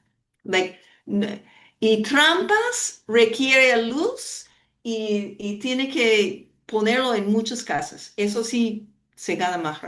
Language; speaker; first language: Spanish; non-native, fluent; English